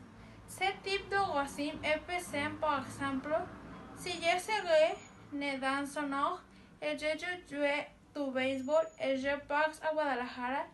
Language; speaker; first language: French; non-native, learner; Spanish